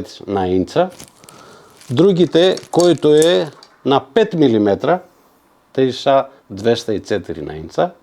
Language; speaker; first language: Bulgarian; non-native, fluent; Macedonian